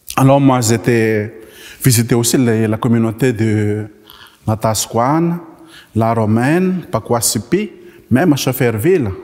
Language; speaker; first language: French; non-native, local second language; Malagasy